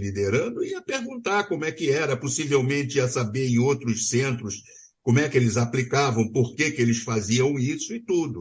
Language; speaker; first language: Portuguese; native; Portuguese